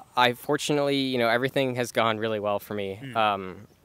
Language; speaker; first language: English; native; English